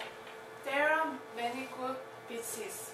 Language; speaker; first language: English; non-native, learner; Korean